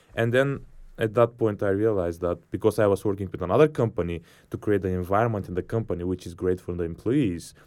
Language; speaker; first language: English; non-native, fluent; Bulgarian